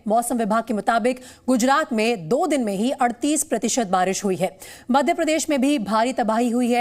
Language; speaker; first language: Hindi; native; Hindi